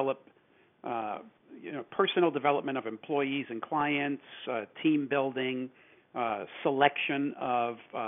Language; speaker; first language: English; native; English